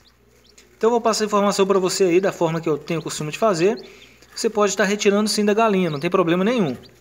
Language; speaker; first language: Portuguese; native; Portuguese